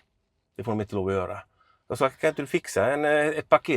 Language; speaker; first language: Swedish; native; Swedish